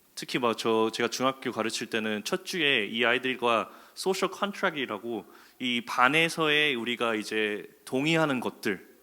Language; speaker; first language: Korean; early bilingual, heritage; Korean